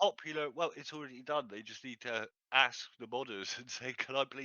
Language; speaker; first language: English; native; English